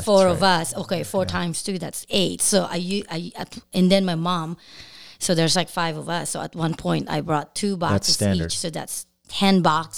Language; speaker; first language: English; non-native, local second language; Filipino